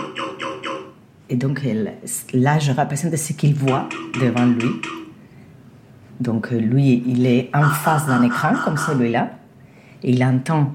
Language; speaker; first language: French; non-native, fluent; Spanish